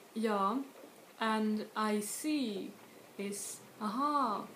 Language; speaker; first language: English; non-native, fluent; Swedish